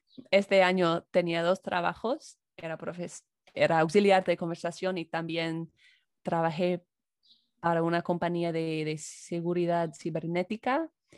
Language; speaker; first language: Spanish; non-native, fluent; English